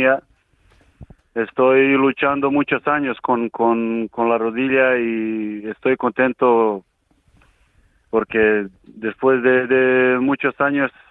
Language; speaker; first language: Spanish; non-native, learner; Serbian